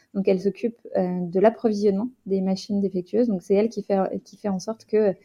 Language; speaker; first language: French; native; French